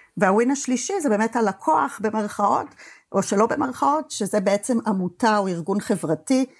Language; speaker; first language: Hebrew; native; Hebrew